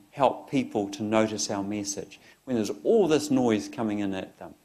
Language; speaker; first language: English; native; English